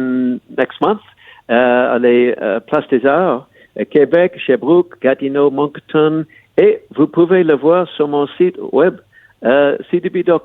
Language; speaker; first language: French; non-native, learner; English